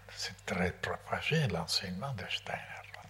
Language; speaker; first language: French; non-native, fluent; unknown